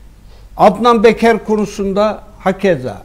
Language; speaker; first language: Turkish; native; Turkish